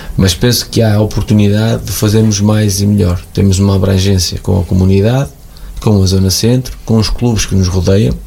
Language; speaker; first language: Portuguese; native; Portuguese